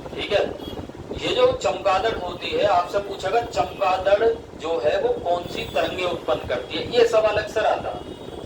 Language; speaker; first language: Hindi; native; Hindi